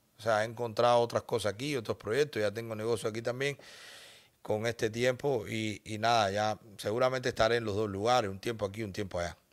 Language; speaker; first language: Spanish; native; Spanish